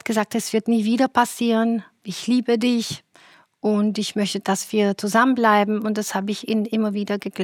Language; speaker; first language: German; non-native, fluent; Romanian